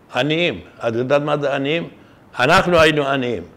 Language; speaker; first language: Hebrew; non-native, fluent; Persian